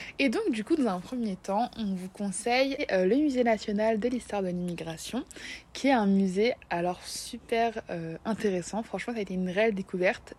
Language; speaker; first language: French; native; French